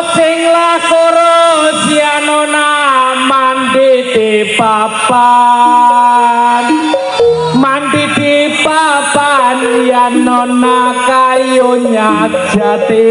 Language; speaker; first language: Indonesian; non-native, local second language; Javanese